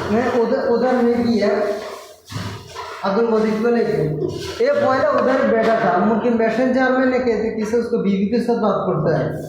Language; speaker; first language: Hindi; non-native, learner; Bangla